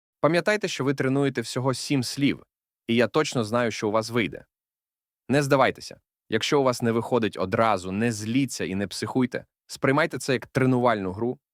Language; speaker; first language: Ukrainian; native; Ukrainian